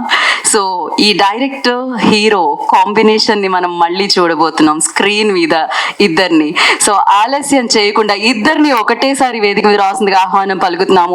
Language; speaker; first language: Telugu; native; Telugu